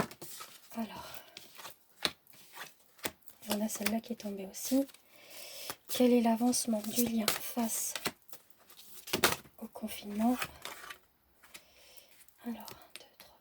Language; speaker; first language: French; native; French